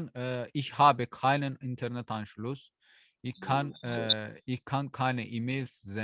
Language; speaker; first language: German; non-native, learner; Azerbaijani